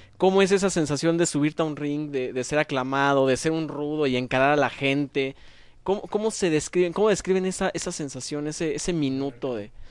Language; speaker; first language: Spanish; native; Spanish